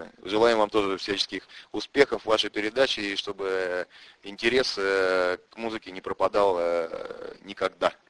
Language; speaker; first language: Russian; native; Russian